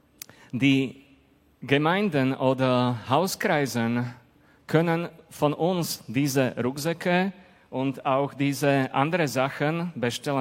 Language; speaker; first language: German; non-native, fluent; Slovak